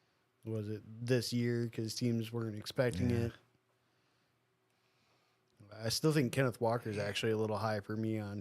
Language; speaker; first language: English; native; English